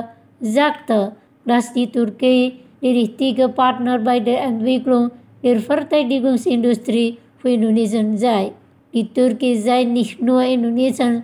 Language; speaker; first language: German; non-native, fluent; Indonesian